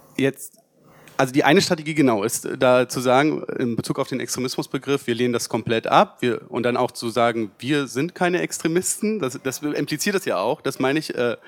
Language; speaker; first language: German; native; German